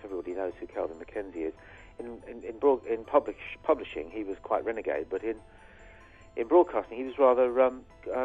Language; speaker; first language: English; native; English